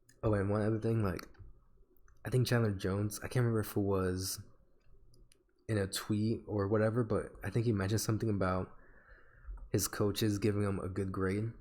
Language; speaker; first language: English; native; English